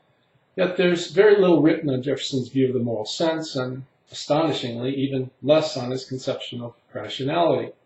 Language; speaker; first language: English; native; English